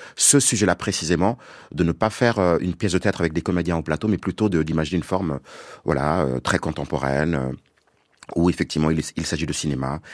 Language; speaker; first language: French; non-native, local second language; Wolof